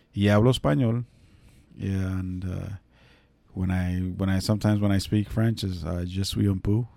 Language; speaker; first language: English; early bilingual, other home language; Spanish